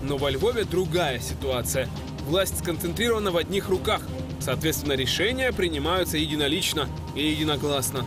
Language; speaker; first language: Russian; non-native, local second language; Ukrainian